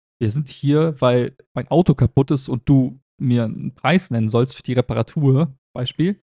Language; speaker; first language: German; native; German